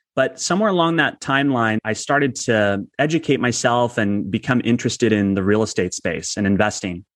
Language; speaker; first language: English; native; English